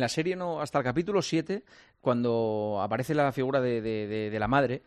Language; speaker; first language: Spanish; native; Spanish